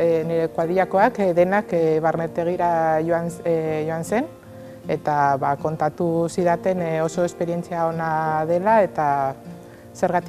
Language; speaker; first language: Basque; non-native, local second language; Spanish